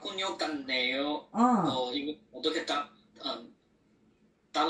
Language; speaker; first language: Korean; non-native, learner; Chinese